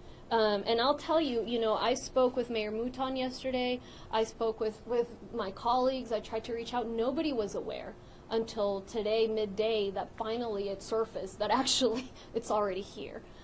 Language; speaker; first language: English; early bilingual, other home language; Spanish